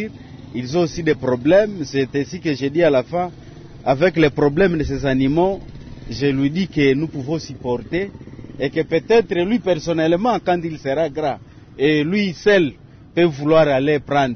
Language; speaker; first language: French; non-native, local second language; Nande